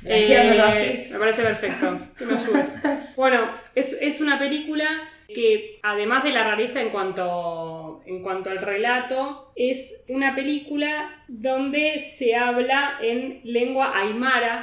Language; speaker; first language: Spanish; native; Spanish